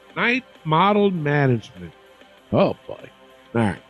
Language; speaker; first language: English; native; English